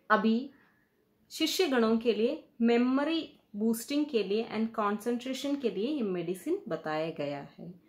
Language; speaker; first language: Hindi; non-native, local second language; Kannada